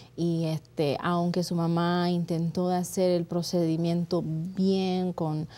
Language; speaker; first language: Spanish; early bilingual, heritage; Spanish